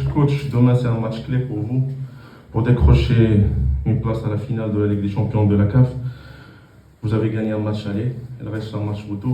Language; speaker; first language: French; non-native, local second language; Arabic